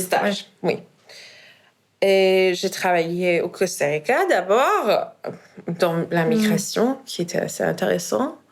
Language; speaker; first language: French; non-native, fluent; Persian